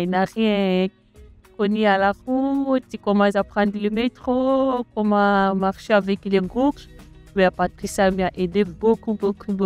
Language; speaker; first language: French; non-native, learner; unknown